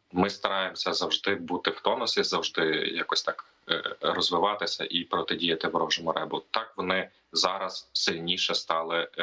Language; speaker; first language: Ukrainian; native; Ukrainian